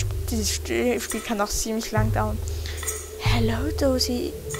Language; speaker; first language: German; native; German